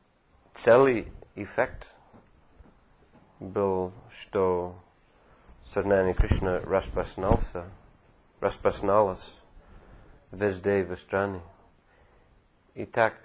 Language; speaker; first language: Russian; non-native, fluent; English